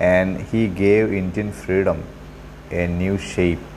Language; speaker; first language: English; non-native, local second language; Malayalam